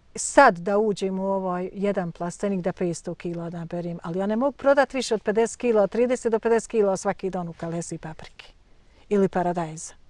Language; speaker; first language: Croatian; native; Croatian